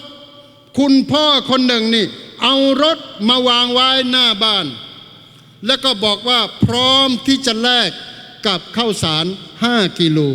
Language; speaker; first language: Thai; non-native, local second language; Malay